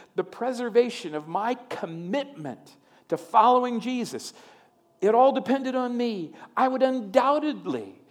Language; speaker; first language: English; native; English